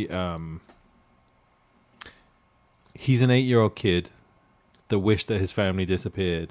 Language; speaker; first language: English; native; English